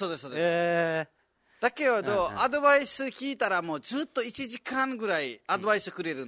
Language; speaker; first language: Japanese; non-native, fluent; Nepali